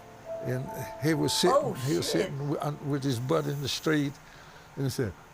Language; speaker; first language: English; non-native, fluent; German